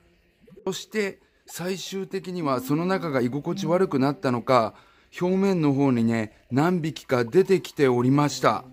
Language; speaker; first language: Japanese; native; Japanese